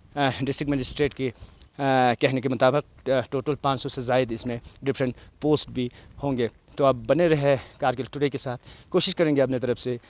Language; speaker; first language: Hindi; non-native, local second language; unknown